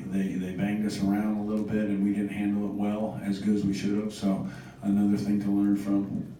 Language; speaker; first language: English; native; English